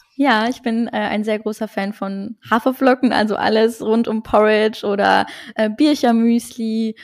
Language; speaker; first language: German; non-native, local second language; Luxembourgish